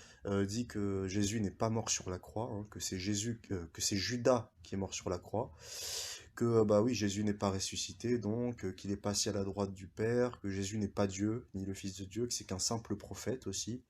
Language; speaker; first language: French; early bilingual, other home language; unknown